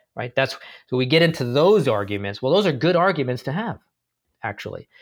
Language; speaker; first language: English; native; English